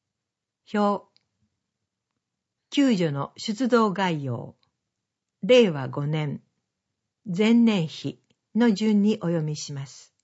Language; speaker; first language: Japanese; native; Japanese